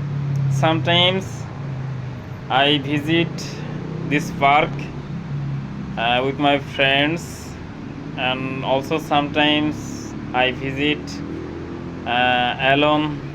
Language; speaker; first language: English; non-native, learner; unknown